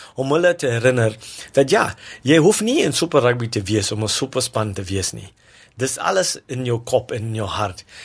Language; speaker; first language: Afrikaans; non-native, local second language; English